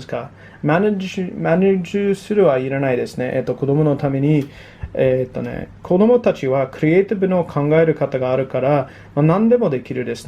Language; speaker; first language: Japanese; non-native, learner; English